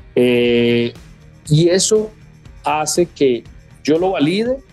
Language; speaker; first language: Spanish; native; Spanish